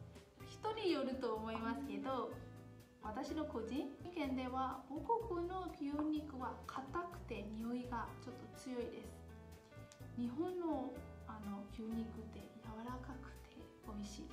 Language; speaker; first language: Japanese; non-native, fluent; Burmese